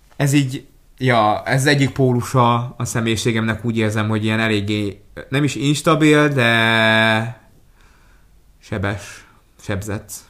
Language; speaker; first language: Hungarian; early bilingual, other home language; Hebrew